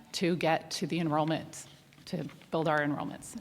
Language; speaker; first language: English; non-native, fluent; German